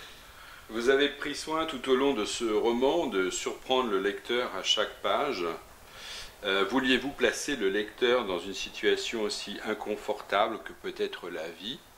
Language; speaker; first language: French; native; French